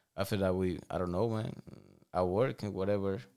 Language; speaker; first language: English; non-native, learner; Spanish